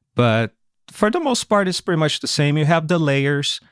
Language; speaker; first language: English; non-native, fluent; Portuguese